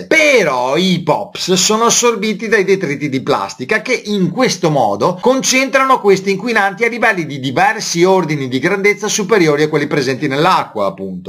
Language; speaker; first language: Italian; native; Italian